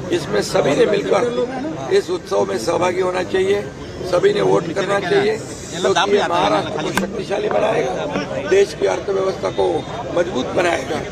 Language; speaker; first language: Hindi; non-native, local second language; Marathi